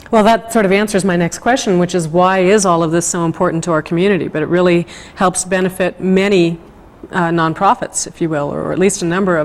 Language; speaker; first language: English; native; English